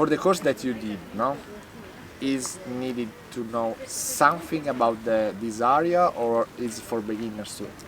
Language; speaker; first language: English; non-native, learner; Italian